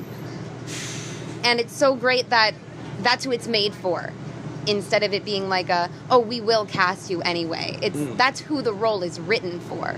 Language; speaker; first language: English; native; English